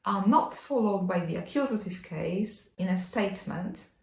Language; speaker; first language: English; non-native, fluent; Polish